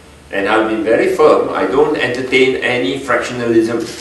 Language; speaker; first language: English; non-native, local second language; Min Nan Chinese